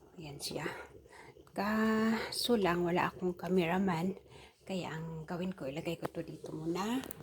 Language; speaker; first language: Filipino; non-native, local second language; Cebuano